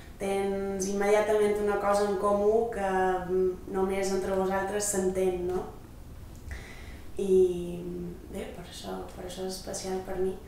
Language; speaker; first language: Catalan; non-native, local second language; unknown